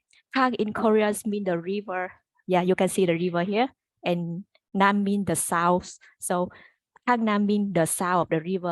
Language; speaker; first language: English; non-native, learner; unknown